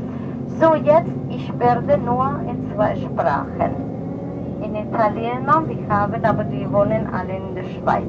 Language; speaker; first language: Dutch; non-native, learner; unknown